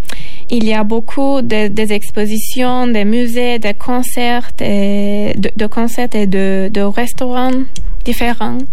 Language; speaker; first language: French; non-native, learner; Turkish